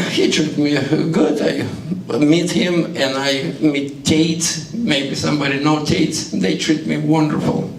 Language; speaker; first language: English; non-native, learner; Estonian